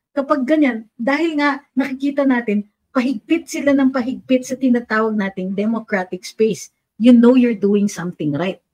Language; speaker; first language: Filipino; native; Filipino